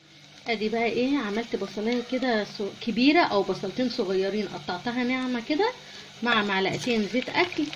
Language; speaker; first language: Arabic; native; Arabic